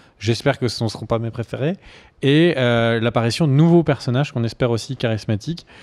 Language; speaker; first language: French; native; French